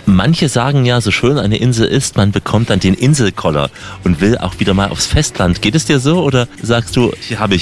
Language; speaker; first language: German; native; German